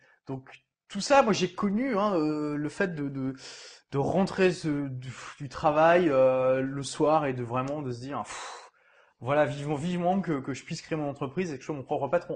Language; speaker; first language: French; native; French